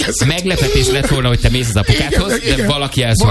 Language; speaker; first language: Hungarian; native; Hungarian